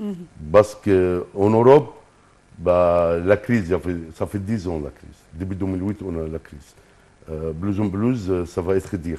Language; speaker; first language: French; non-native, fluent; Arabic